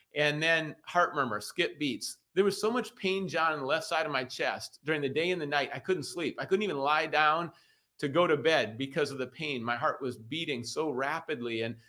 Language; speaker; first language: English; native; English